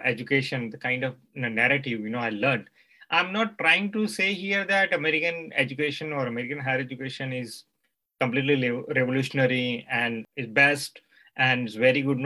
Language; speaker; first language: English; non-native, local second language; Gujarati